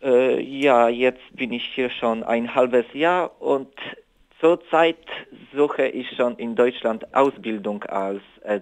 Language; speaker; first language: German; non-native, learner; Polish